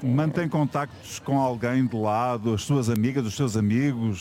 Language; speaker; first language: Portuguese; native; Portuguese